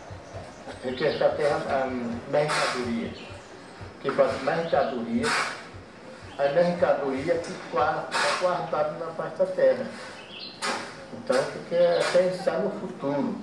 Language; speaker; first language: Portuguese; non-native, local second language; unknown